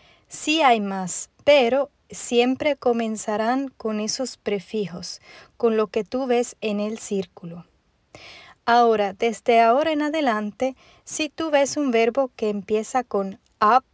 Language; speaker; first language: Spanish; non-native, fluent; German